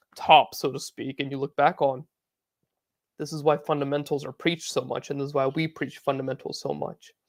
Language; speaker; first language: English; native; English